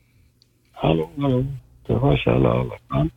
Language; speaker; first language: Norwegian; native; Norwegian